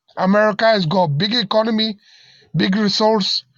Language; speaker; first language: English; non-native, learner; Persian